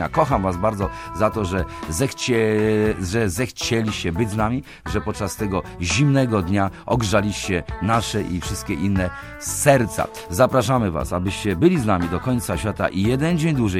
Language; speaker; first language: Polish; native; Polish